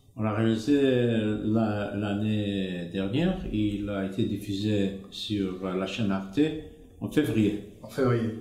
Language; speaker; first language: French; non-native, fluent; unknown